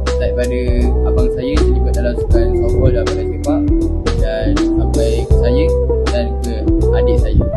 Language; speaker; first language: Malay; native; Malay